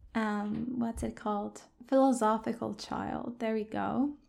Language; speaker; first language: English; non-native, fluent; German